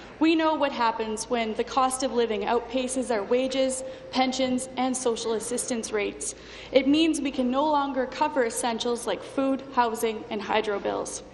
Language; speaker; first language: English; native; English